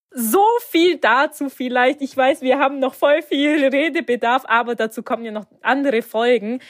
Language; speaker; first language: German; early bilingual, other home language; Turkish